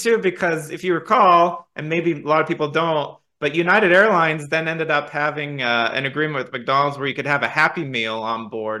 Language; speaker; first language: English; native; English